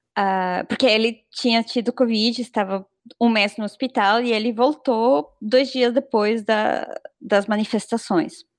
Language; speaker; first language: Portuguese; non-native, fluent; Spanish